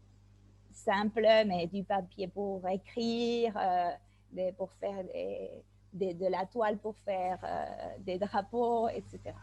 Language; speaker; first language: French; non-native, fluent; Spanish